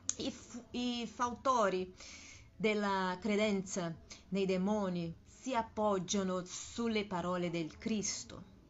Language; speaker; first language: Italian; non-native, learner; Portuguese